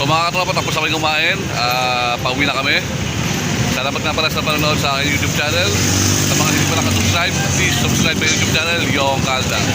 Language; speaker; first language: Filipino; native; Filipino